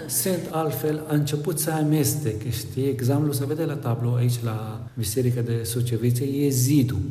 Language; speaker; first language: Romanian; non-native, fluent; Arabic